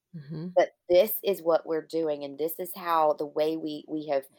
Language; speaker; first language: English; native; English